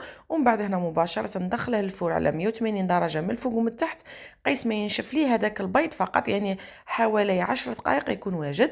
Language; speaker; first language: Arabic; native; Arabic